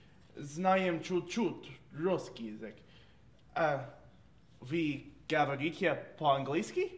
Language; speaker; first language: Russian; non-native, learner; English